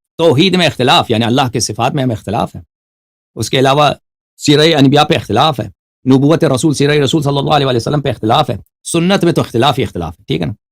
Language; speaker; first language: Urdu; non-native, fluent; Persian